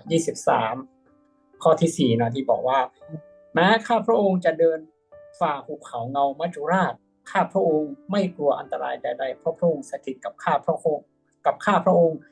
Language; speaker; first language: Thai; native; Thai